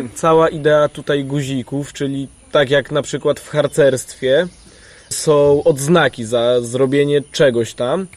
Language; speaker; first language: Polish; native; Polish